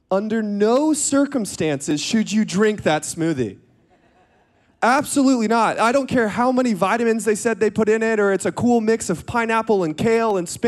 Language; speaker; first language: English; native; English